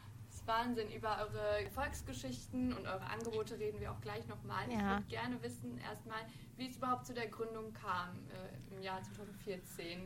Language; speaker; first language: German; early bilingual, other home language; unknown